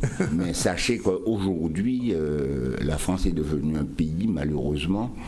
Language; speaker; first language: French; native; French